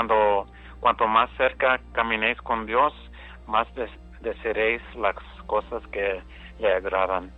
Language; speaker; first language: Spanish; early bilingual, heritage; English